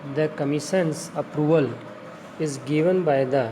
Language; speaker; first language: English; non-native, local second language; Hindi